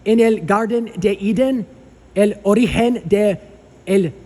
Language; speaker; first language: Spanish; non-native, learner; English